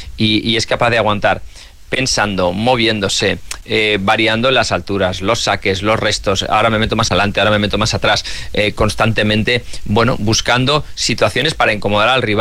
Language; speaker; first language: Spanish; native; Spanish